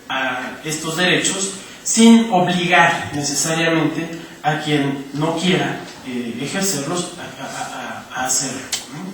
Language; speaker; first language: Spanish; native; Spanish